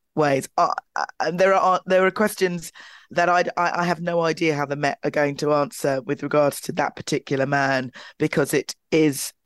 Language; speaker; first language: English; native; English